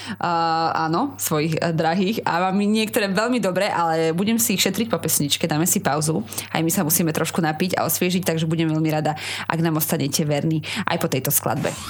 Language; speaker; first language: Slovak; native; Slovak